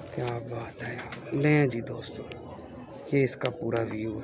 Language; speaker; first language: Urdu; non-native, local second language; Punjabi